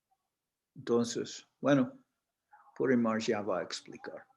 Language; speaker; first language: Spanish; non-native, fluent; English